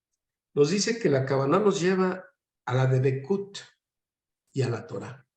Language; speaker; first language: Spanish; native; Spanish